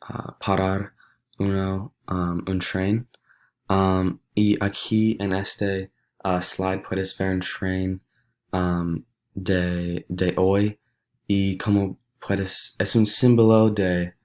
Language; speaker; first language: Spanish; non-native, learner; English